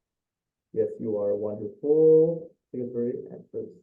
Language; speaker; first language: English; non-native, fluent; Indonesian